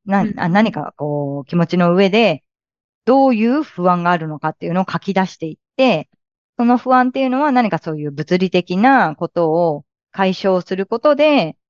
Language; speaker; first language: Japanese; native; Japanese